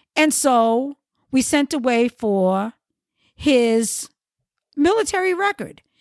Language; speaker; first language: English; native; English